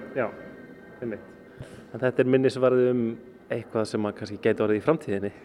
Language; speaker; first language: Icelandic; native; Icelandic